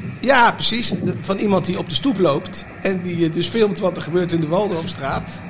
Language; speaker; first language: Dutch; native; Dutch